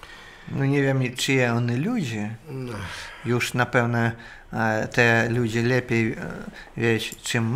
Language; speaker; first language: Polish; non-native, learner; Russian